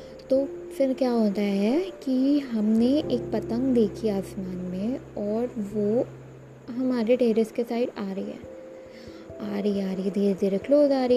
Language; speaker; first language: Hindi; native; Hindi